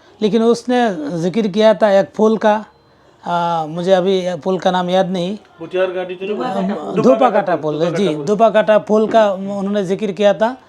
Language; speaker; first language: Urdu; non-native, fluent; Bangla